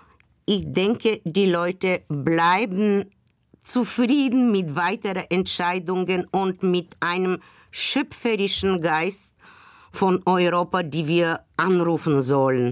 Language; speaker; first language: German; non-native, fluent; Bulgarian